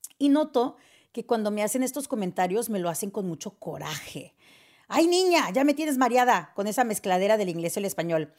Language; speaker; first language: Spanish; early bilingual, heritage; Spanish